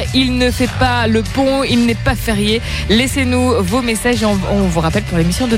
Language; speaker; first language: French; native; French